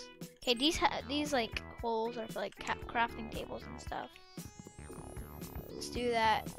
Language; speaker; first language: English; native; English